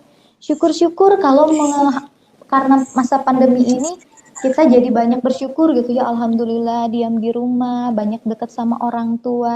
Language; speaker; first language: Indonesian; native; Indonesian